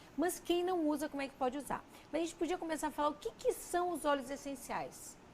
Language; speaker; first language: Portuguese; native; Portuguese